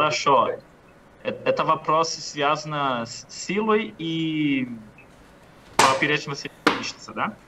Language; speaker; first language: Russian; non-native, fluent; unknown